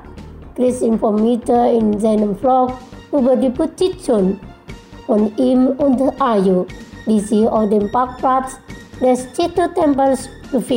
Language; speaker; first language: German; non-native, fluent; Indonesian